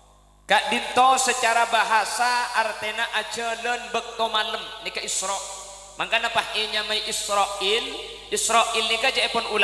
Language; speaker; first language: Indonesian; non-native, local second language; Madurese